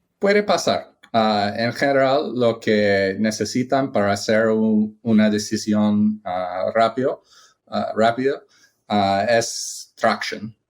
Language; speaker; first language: Spanish; non-native, fluent; English